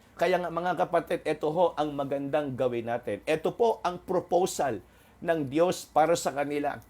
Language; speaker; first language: Filipino; non-native, local second language; Waray